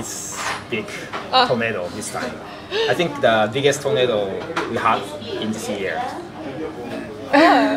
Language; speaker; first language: English; non-native, fluent; Japanese